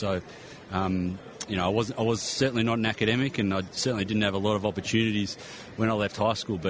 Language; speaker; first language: English; native; English